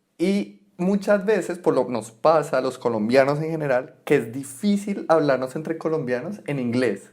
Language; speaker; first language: Spanish; native; Spanish